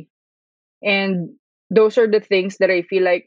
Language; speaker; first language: English; non-native, local second language; Filipino